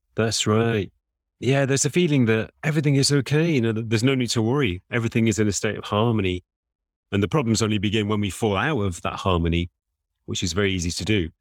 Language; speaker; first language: English; native; English